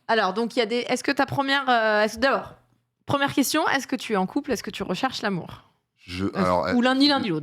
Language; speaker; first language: French; native; French